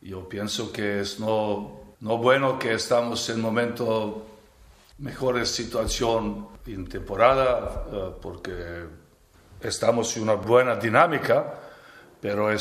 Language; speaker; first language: Spanish; non-native, fluent; Serbian